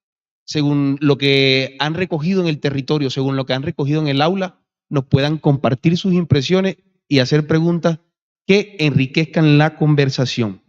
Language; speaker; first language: Spanish; native; Spanish